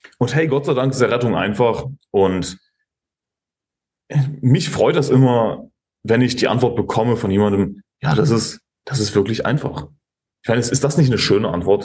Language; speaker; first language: German; native; German